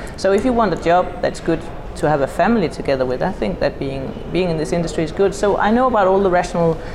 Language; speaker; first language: English; non-native, fluent; Danish